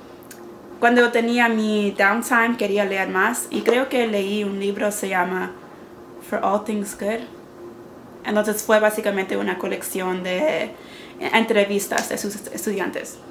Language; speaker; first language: Spanish; non-native, learner; English